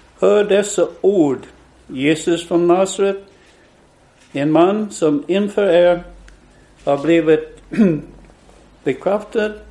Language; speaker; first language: Swedish; non-native, fluent; English